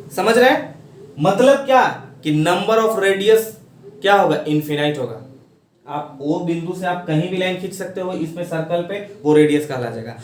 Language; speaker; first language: Hindi; native; Hindi